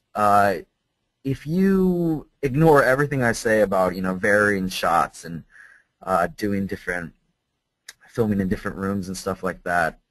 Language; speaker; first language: English; native; English